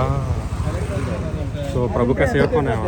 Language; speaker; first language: Hindi; non-native, fluent; Telugu